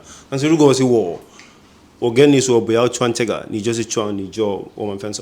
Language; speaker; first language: Chinese; non-native, fluent; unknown